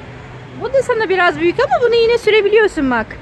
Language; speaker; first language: Turkish; native; Turkish